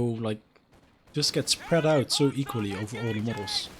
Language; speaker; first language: English; non-native, fluent; Dutch